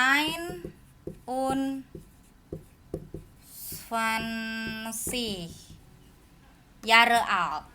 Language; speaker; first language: German; non-native, learner; Indonesian